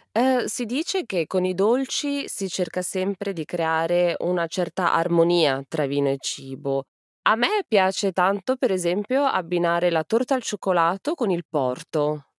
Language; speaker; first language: Italian; native; Italian